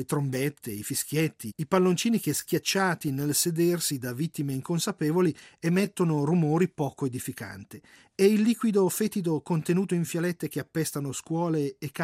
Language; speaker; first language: Italian; native; Italian